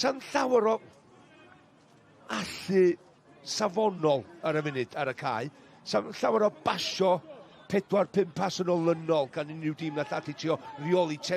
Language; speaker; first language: Welsh; native; Welsh